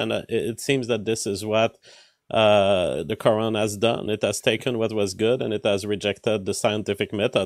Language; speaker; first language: English; non-native, fluent; French